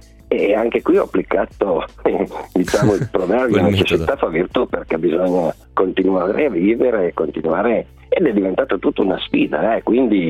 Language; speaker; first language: Italian; native; Italian